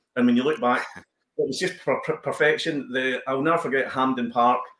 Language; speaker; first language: English; native; English